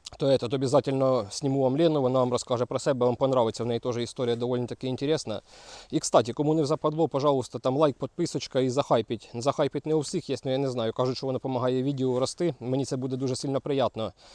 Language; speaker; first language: Ukrainian; non-native, local second language; Russian